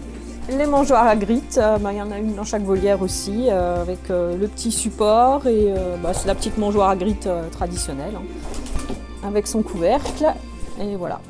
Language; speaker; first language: French; native; French